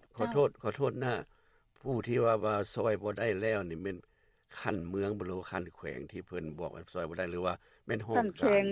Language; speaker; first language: Lao; native; Lao